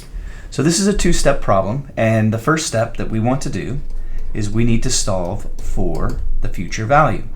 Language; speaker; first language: English; native; English